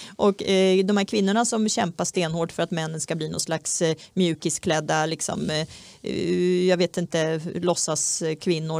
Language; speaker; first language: Swedish; early bilingual, other home language; Czech